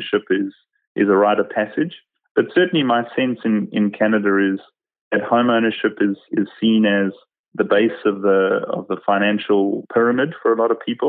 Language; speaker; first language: English; native; English